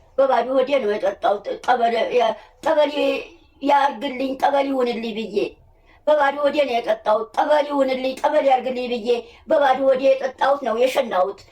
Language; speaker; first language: Amharic; native; Amharic